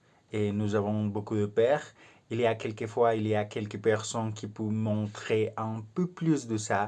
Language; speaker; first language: French; non-native, learner; Spanish